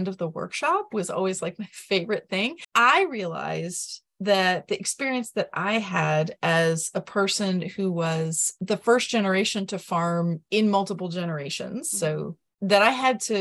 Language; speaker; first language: English; native; English